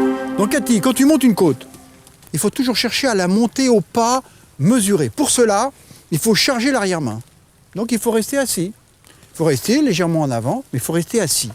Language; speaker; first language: French; native; French